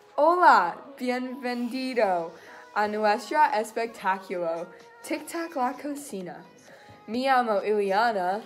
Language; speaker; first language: Spanish; non-native, learner; English